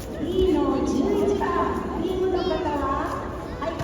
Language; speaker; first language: Japanese; native; Japanese